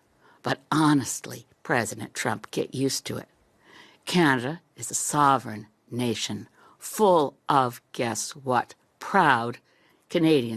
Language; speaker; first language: English; native; English